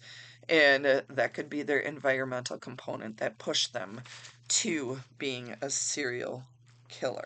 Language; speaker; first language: English; native; English